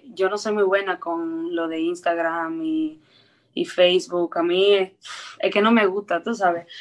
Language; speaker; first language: Spanish; early bilingual, heritage; Spanish